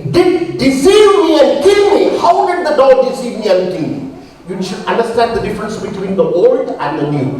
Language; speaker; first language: English; non-native, local second language; Malayalam